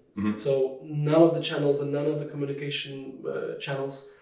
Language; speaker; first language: English; non-native, fluent; Polish